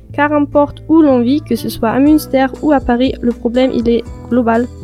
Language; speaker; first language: French; non-native, fluent; German